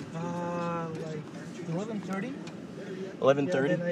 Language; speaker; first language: English; non-native, learner; Spanish